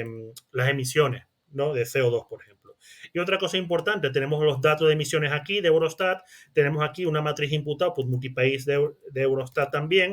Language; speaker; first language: Spanish; native; Spanish